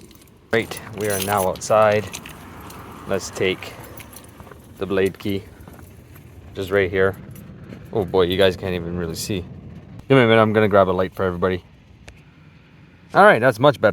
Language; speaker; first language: English; native; English